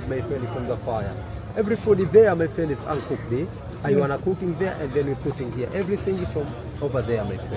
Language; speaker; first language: English; non-native, local second language; Swahili